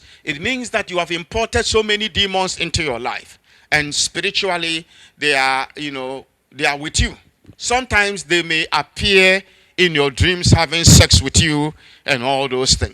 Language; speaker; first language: English; non-native, local second language; Akan